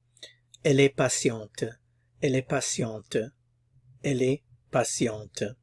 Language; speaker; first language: French; non-native, fluent; English